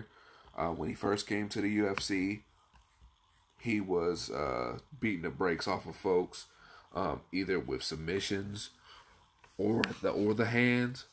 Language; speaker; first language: English; native; English